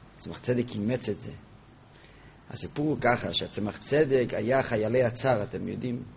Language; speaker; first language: Hebrew; non-native, local second language; Yiddish